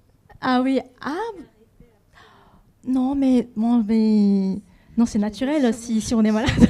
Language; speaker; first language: French; non-native, fluent; Japanese